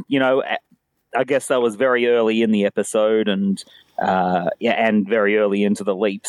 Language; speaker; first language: English; native; English